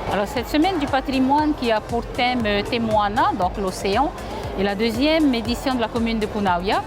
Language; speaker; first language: French; native; French